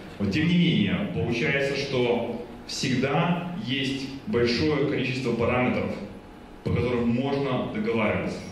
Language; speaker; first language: Russian; native; Russian